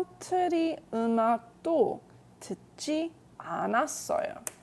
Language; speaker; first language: Korean; non-native, fluent; English